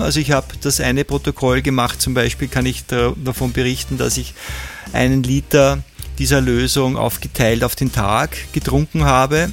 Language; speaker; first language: German; native; German